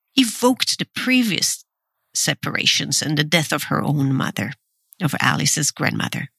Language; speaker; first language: English; non-native, fluent; Hebrew